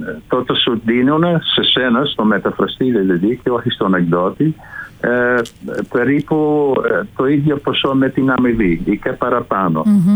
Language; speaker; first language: Greek; non-native, fluent; Dutch